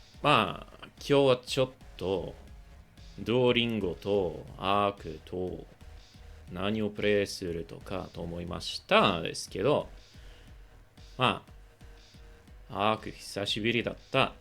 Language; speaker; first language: Japanese; non-native, learner; English